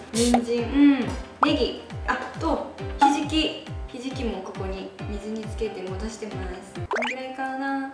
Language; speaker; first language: Japanese; native; Japanese